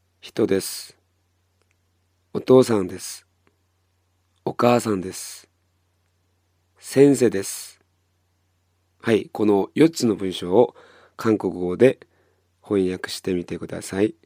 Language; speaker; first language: Japanese; non-native, fluent; Korean